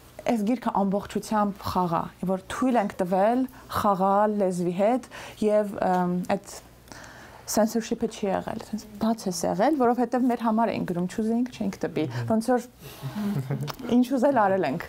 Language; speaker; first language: Armenian; native; Armenian